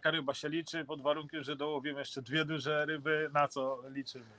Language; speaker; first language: Polish; native; Polish